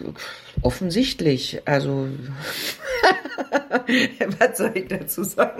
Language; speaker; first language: German; native; German